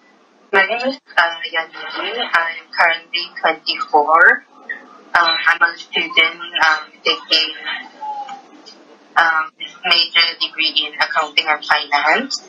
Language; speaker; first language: English; non-native, local second language; Malay